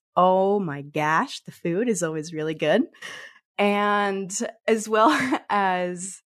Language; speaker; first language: English; early bilingual, other home language; Spanish